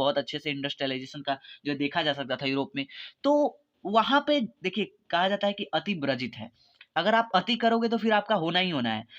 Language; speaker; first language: Hindi; native; Hindi